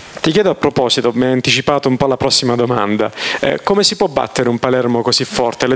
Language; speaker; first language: Italian; native; Italian